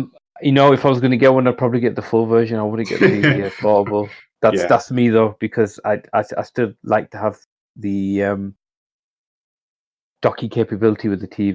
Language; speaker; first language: English; native; English